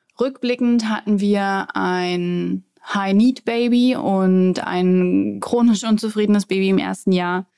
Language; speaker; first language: German; native; German